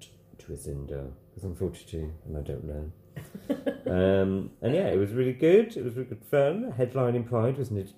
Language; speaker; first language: English; native; English